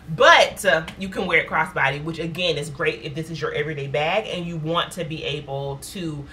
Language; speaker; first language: English; native; English